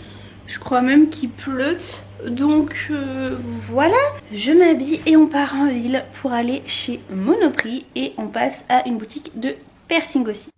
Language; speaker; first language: French; native; French